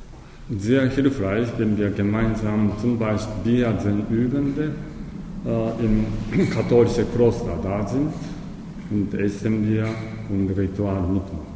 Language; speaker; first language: German; non-native, learner; Japanese